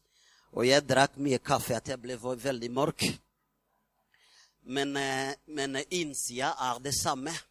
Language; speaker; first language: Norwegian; non-native, fluent; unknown